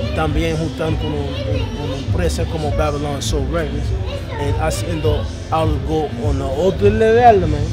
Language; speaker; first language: Spanish; non-native, learner; English